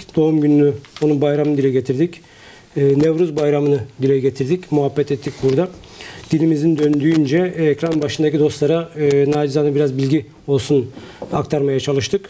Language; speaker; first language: Turkish; native; Turkish